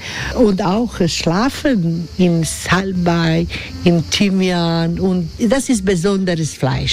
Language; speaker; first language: German; non-native, learner; Croatian